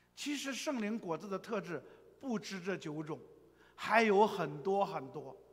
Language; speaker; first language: Chinese; native; Chinese